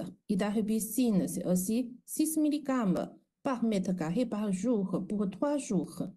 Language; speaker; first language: French; non-native, fluent; Chinese